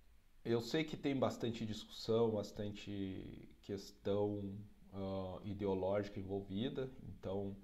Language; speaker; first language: Portuguese; native; Portuguese